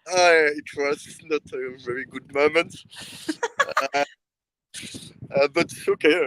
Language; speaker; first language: English; non-native, learner; French